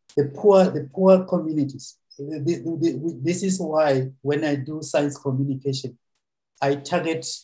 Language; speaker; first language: English; non-native, local second language; Venda